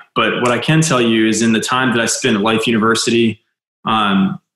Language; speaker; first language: English; native; English